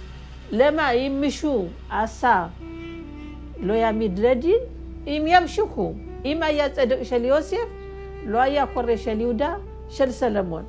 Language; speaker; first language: Hebrew; non-native, learner; Amharic